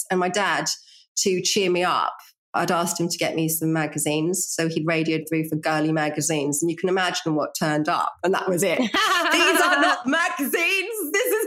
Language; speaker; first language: English; native; English